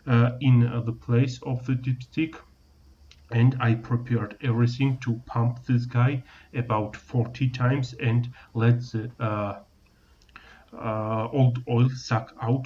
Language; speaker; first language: English; non-native, learner; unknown